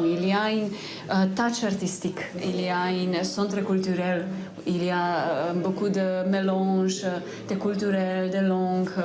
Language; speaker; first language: French; non-native, fluent; Slovenian